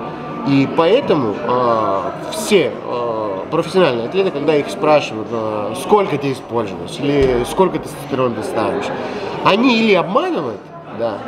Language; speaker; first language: Russian; non-native, fluent; Greek